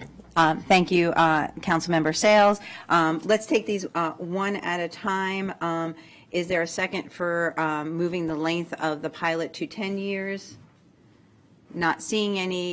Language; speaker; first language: English; native; English